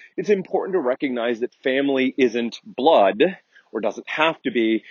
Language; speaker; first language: English; native; English